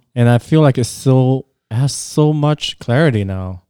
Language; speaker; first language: English; non-native, fluent; Chinese